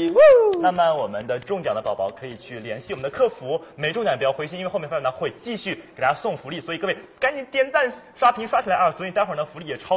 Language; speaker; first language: Chinese; native; Chinese